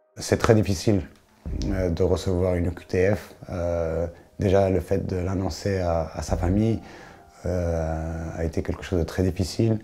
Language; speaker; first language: French; non-native, local second language; Arabic